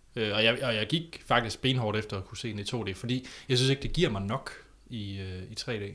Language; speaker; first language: Danish; native; Danish